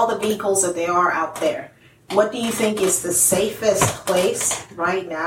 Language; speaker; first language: English; non-native, local second language; Yoruba